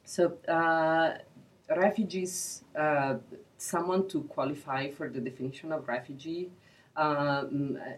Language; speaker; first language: English; non-native, fluent; Italian